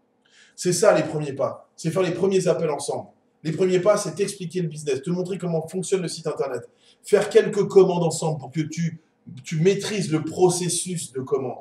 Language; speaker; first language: French; native; French